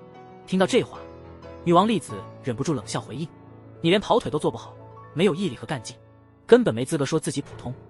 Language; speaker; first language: Chinese; native; Chinese